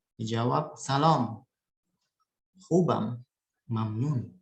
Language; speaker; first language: Persian; early bilingual, other home language; Indonesian